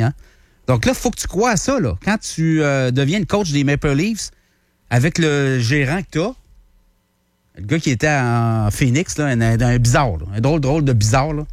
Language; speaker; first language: French; native; French